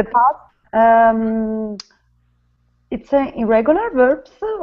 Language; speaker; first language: English; non-native, learner; Italian